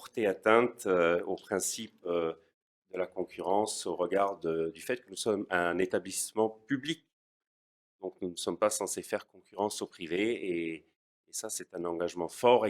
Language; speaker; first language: French; native; French